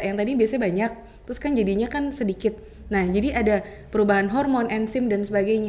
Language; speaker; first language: Indonesian; native; Indonesian